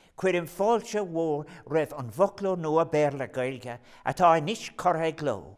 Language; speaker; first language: Irish; non-native, local second language; English